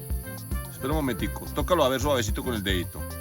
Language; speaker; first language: Spanish; native; Spanish